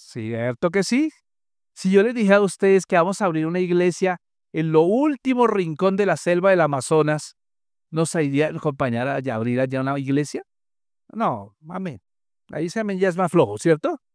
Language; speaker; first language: Spanish; native; Spanish